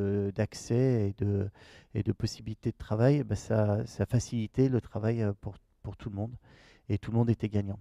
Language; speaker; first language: French; native; French